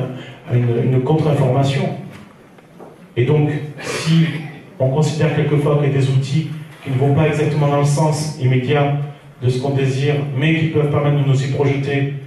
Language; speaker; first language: French; native; French